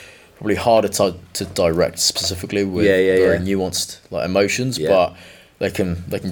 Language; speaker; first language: English; native; English